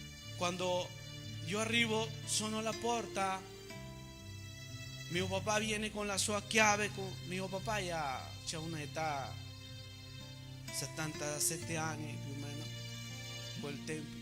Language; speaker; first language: Italian; non-native, fluent; Spanish